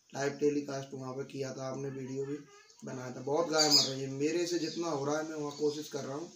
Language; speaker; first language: Hindi; native; Hindi